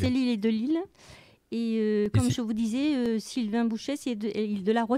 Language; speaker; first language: French; native; French